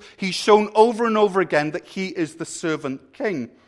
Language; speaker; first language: English; native; English